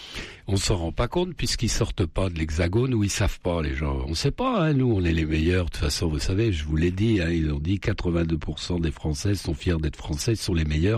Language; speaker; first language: French; native; French